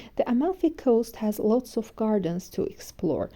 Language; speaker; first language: English; non-native, fluent; Azerbaijani